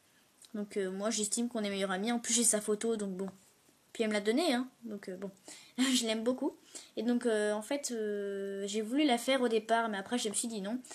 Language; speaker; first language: French; native; French